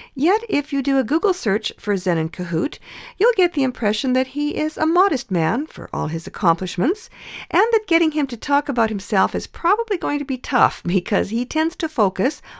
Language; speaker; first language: English; early bilingual, other home language; Ukrainian